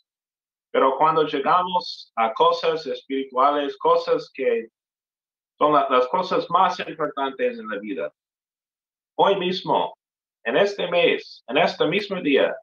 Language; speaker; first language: Spanish; non-native, fluent; English